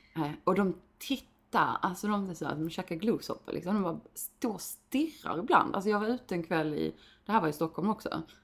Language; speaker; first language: Swedish; native; Swedish